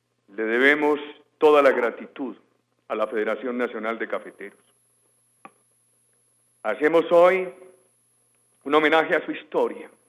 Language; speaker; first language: Spanish; native; Spanish